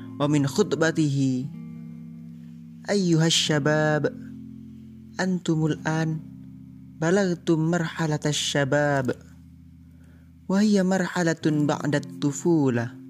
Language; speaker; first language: Arabic; non-native, learner; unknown